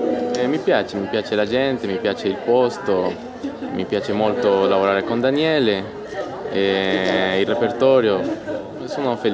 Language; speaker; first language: Italian; non-native, fluent; Spanish